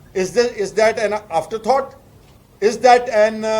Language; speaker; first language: English; non-native, local second language; Punjabi